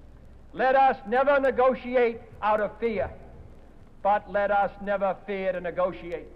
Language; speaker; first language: English; native; English